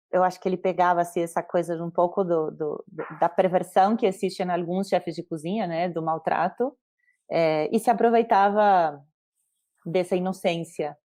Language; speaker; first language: Portuguese; non-native, fluent; Spanish